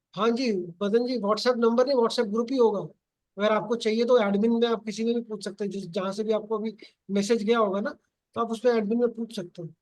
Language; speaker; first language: Hindi; native; Hindi